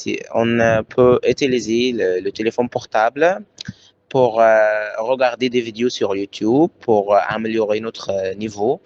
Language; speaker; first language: French; non-native, learner; Arabic